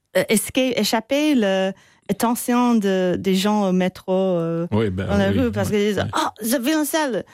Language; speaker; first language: French; non-native, fluent; English